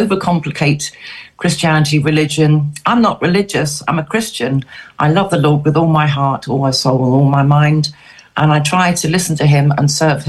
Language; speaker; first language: English; native; English